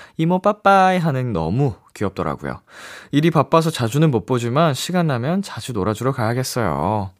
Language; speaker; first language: Korean; native; Korean